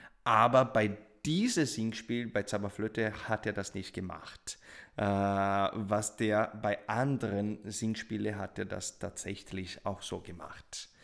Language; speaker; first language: German; non-native, fluent; Portuguese